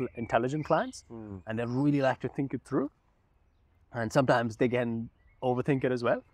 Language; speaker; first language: English; non-native, local second language; Hindi